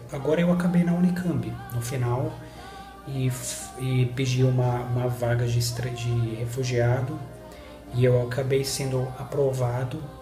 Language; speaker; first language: Portuguese; non-native, fluent; Arabic